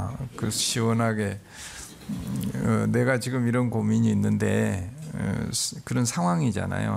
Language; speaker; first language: Korean; native; Korean